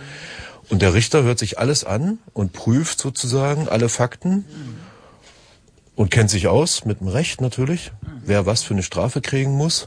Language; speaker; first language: German; native; German